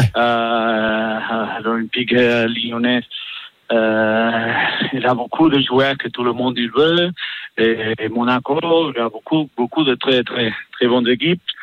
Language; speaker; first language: French; non-native, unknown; Catalan